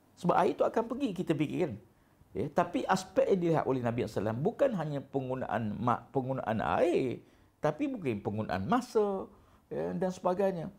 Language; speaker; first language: Malay; native; Malay